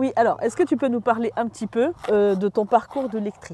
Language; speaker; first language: French; native; French